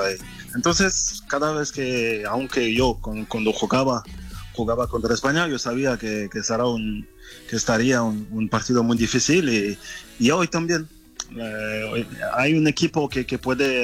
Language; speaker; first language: Spanish; non-native, learner; French